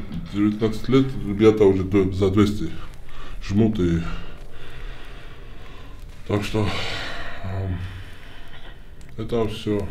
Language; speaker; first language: Russian; non-native, fluent; Georgian